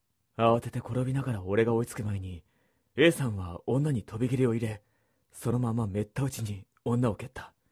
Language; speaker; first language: Japanese; native; Japanese